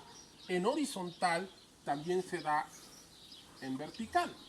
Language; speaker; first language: Spanish; native; Spanish